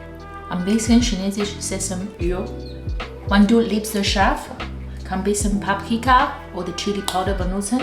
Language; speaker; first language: German; non-native, learner; Chinese